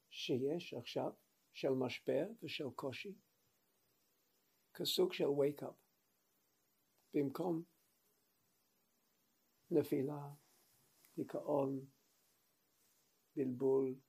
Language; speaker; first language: Hebrew; non-native, fluent; English